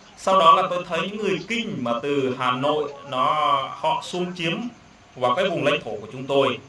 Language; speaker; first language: Vietnamese; non-native, local second language; Jarai